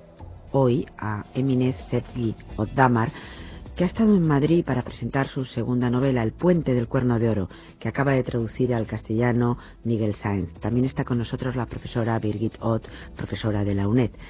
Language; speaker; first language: Spanish; native; Spanish